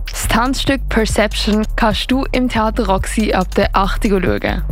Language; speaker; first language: German; native; German